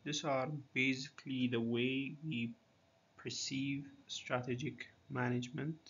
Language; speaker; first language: English; non-native, local second language; Amharic